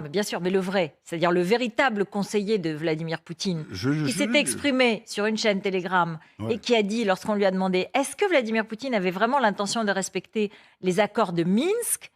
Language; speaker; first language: French; native; French